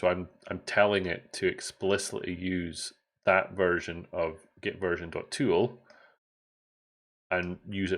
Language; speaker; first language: English; native; English